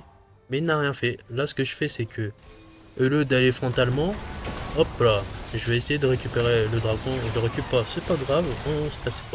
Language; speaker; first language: French; native; French